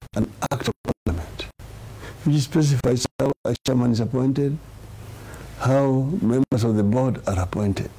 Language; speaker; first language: English; non-native, local second language; Swahili